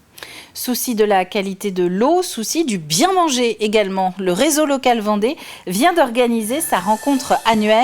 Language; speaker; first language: French; native; French